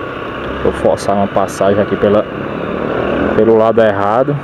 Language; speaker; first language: Portuguese; native; Portuguese